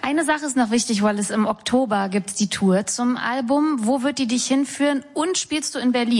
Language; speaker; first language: German; native; German